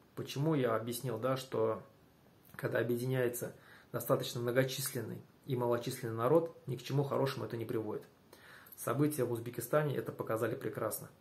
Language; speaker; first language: Russian; non-native, local second language; Bashkir